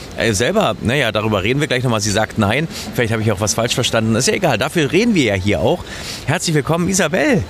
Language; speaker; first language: German; native; German